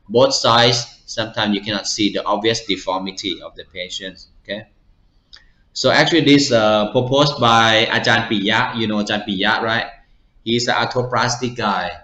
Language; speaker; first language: English; non-native, fluent; Thai